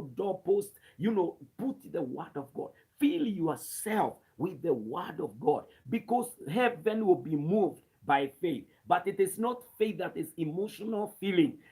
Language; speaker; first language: English; non-native, local second language; Swahili